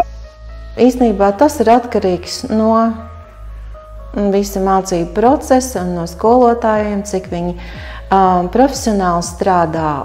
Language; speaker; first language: Latvian; native; Latvian